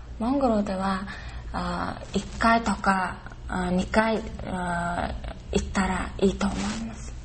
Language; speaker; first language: Japanese; non-native, learner; Mongolian